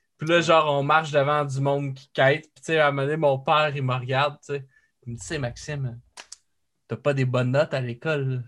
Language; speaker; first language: French; native; French